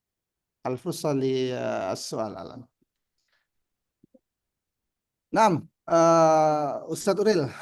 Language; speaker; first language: Arabic; non-native, fluent; Indonesian